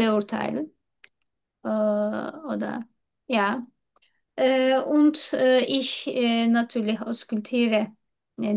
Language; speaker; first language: German; non-native, learner; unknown